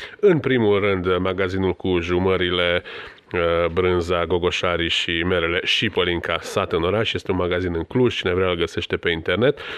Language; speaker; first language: Romanian; non-native, local second language; Hungarian